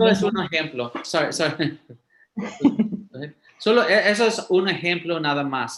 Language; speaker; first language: Spanish; early bilingual, heritage; English